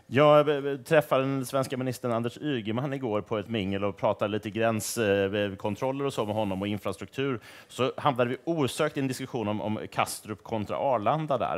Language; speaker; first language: Swedish; native; Swedish